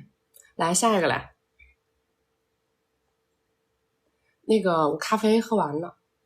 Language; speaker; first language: Chinese; native; Chinese